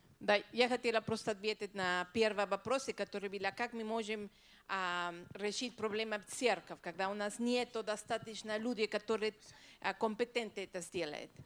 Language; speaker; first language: Russian; non-native, learner; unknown